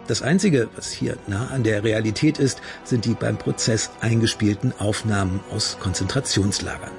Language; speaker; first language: German; native; German